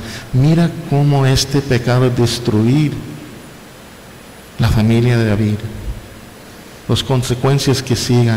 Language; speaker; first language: Spanish; non-native, fluent; English